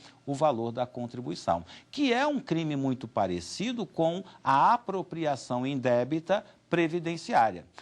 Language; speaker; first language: Portuguese; native; Portuguese